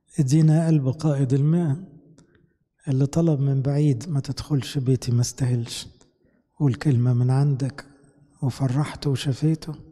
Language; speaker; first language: Arabic; native; Arabic